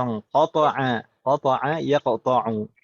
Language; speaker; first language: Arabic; non-native, fluent; Indonesian